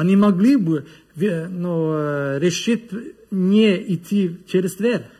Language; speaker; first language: Russian; non-native, learner; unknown